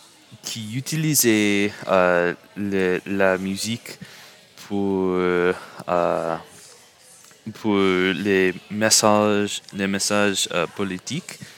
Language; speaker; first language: French; non-native, learner; English